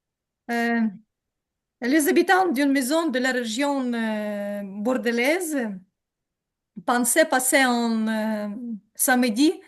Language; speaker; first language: French; non-native, learner; Ukrainian